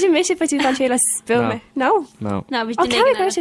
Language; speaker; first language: Irish; non-native, local second language; English